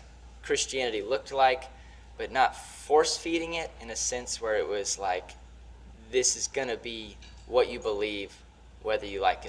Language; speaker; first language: English; native; English